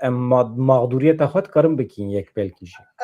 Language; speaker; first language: Kurdish; native; Kurdish